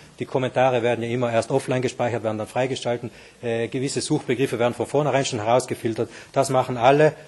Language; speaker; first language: German; native; German